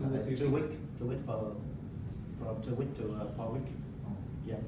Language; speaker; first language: English; non-native, learner; Vietnamese